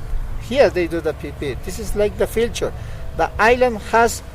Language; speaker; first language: English; non-native, learner; Spanish